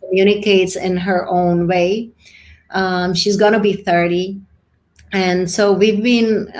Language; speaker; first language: English; non-native, fluent; Czech